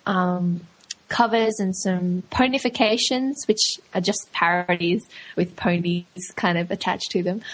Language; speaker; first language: English; native; English